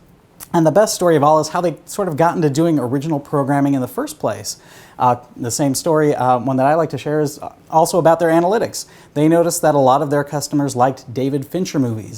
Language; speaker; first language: English; native; English